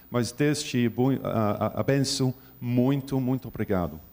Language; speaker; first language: Portuguese; non-native, learner; English